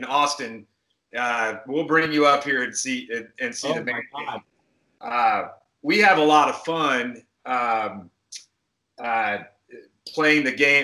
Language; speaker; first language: English; native; English